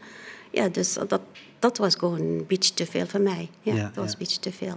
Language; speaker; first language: Dutch; non-native, fluent; Arabic